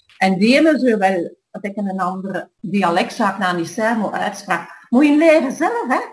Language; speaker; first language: Dutch; native; Dutch